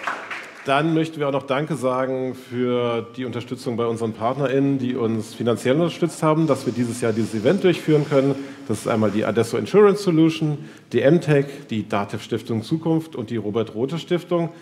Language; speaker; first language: German; native; German